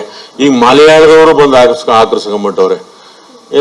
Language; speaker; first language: Kannada; native; Kannada